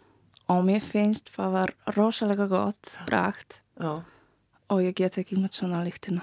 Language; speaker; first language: Icelandic; non-native, learner; Polish